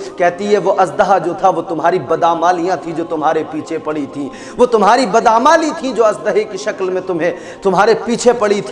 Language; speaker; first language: Urdu; native; Urdu